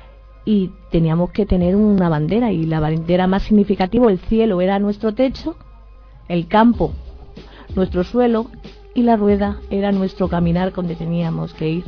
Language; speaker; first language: Spanish; native; Spanish